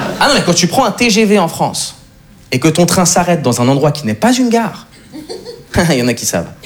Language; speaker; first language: French; native; French